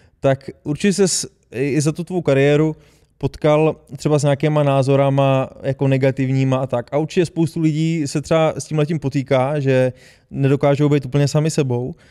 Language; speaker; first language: Czech; native; Czech